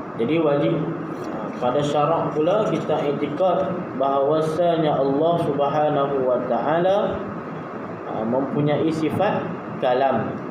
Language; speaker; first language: Malay; native; Malay